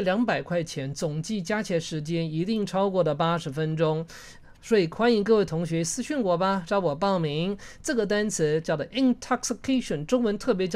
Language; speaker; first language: Chinese; native; Chinese